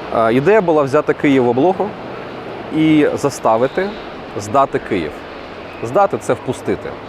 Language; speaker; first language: Ukrainian; non-native, local second language; Russian